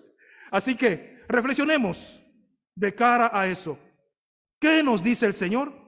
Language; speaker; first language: Spanish; native; Spanish